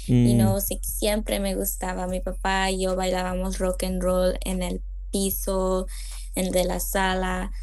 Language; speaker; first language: Spanish; early bilingual, heritage; Spanish